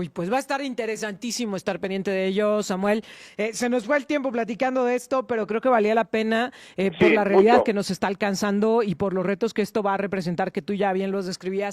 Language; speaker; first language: Spanish; native; Spanish